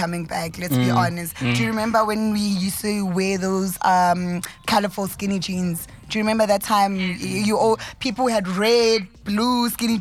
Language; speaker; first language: English; non-native, local second language; Zulu